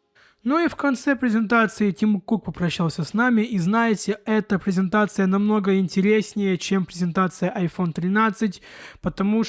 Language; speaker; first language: Russian; native; Russian